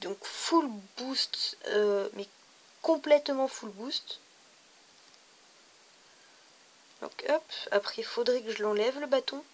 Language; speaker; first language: French; native; French